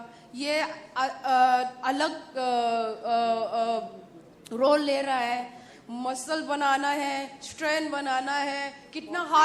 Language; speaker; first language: Hindi; non-native, local second language; Manipuri